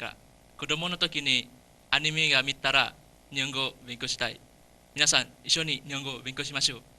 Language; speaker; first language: Japanese; non-native, learner; Indonesian